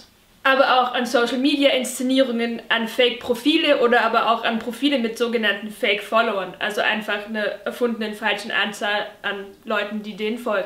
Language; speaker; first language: German; native; German